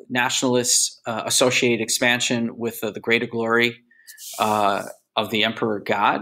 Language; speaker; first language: English; native; English